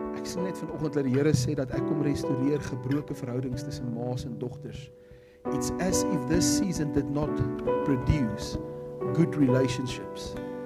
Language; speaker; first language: English; non-native, local second language; Afrikaans